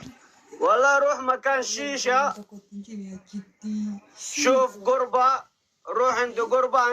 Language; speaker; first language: Arabic; non-native, learner; Oromo